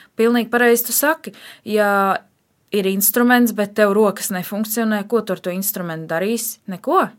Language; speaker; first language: Latvian; native; Latvian